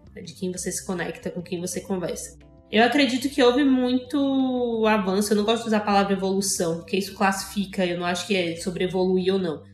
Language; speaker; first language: Portuguese; native; Portuguese